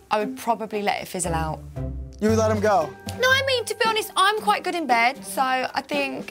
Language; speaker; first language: English; native; English